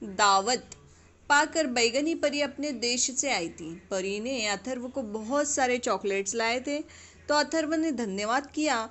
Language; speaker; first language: Hindi; non-native, local second language; Urdu